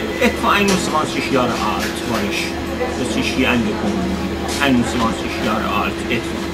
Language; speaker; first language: German; non-native, fluent; Persian